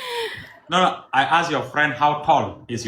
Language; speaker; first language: English; non-native, learner; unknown